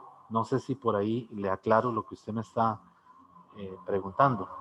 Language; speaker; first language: Spanish; native; Spanish